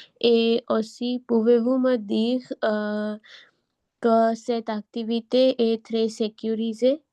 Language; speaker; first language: French; non-native, learner; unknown